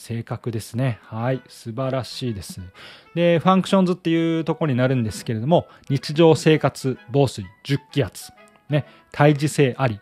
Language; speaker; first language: Japanese; native; Japanese